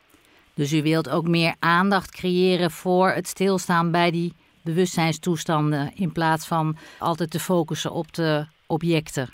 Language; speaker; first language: Dutch; native; Dutch